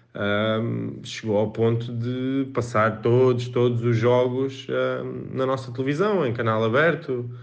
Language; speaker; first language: Portuguese; native; Portuguese